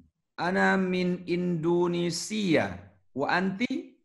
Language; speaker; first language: Arabic; non-native, learner; Indonesian